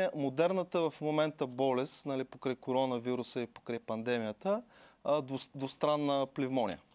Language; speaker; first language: Bulgarian; native; Bulgarian